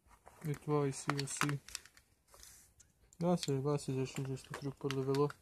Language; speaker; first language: French; non-native, learner; Croatian